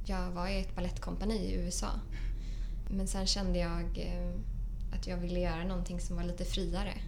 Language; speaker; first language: Swedish; native; Swedish